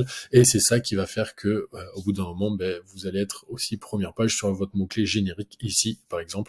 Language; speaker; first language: French; native; French